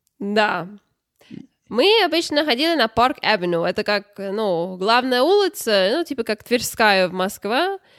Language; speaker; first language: Russian; non-native, learner; English